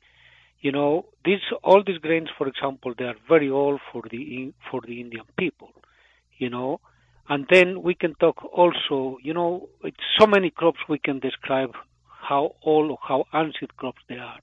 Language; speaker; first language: English; non-native, fluent; Spanish